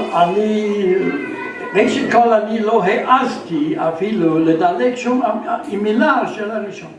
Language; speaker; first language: Hebrew; non-native, fluent; German